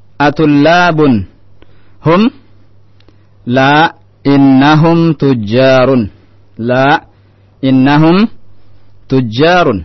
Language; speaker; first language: Arabic; non-native, fluent; Indonesian